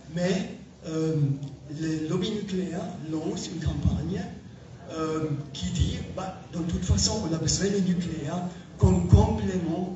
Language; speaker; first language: French; non-native, fluent; German